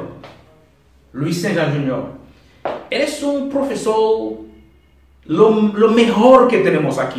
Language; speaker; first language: Spanish; non-native, learner; Haitian Creole